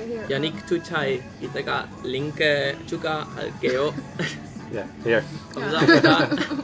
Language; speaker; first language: Korean; non-native, learner; Dutch